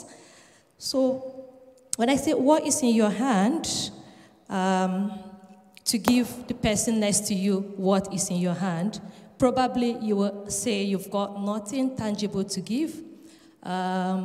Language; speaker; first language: English; non-native, local second language; Igbo